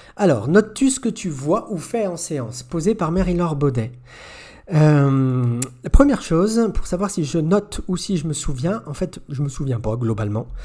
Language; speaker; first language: French; native; French